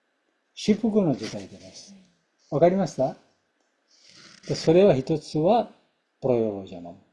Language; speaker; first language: Japanese; non-native, fluent; Bangla